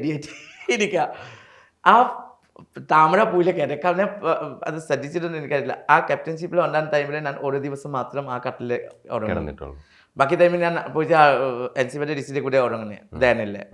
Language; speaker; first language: Malayalam; non-native, learner; Assamese